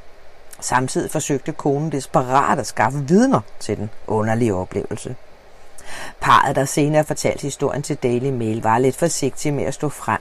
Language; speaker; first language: Danish; native; Danish